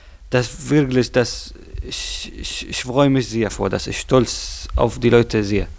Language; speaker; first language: German; non-native, learner; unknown